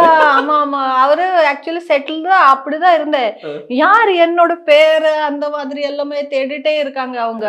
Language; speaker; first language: Tamil; non-native, learner; Malayalam